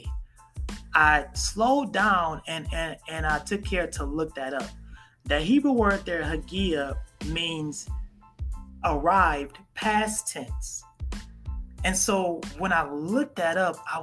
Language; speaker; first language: English; native; English